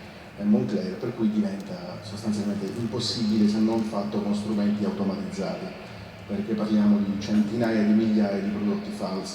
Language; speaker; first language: Italian; native; Italian